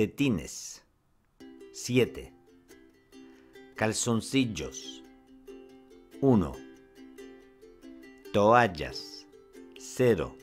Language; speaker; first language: Spanish; non-native, fluent; Russian